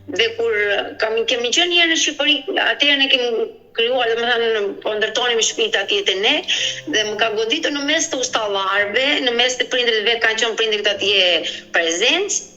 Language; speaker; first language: Albanian; native; Albanian